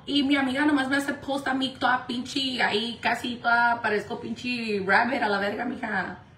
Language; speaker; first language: Spanish; early bilingual, heritage; Spanish